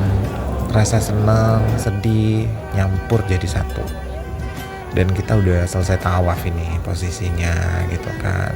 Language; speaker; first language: Indonesian; native; Indonesian